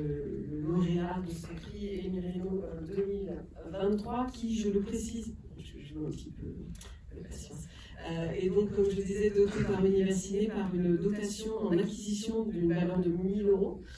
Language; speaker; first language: French; native; French